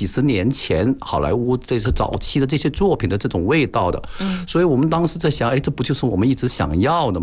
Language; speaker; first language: Chinese; native; Chinese